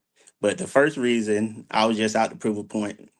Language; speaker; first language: English; native; English